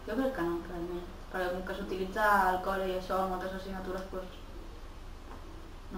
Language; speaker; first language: Catalan; native; Catalan